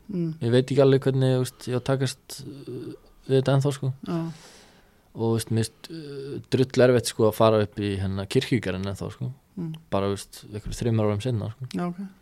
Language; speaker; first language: Icelandic; early bilingual, other home language; Serbian